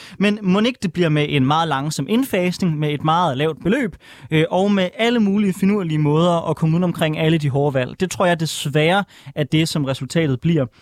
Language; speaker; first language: Danish; native; Danish